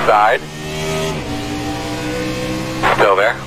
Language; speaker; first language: English; native; English